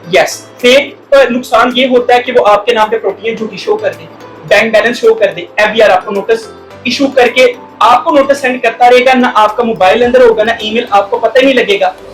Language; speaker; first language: Urdu; non-native, local second language; Punjabi